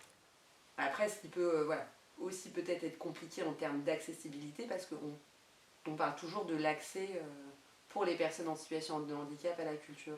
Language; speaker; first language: French; native; French